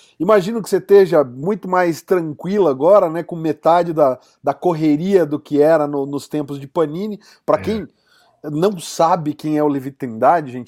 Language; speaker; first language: Portuguese; native; Portuguese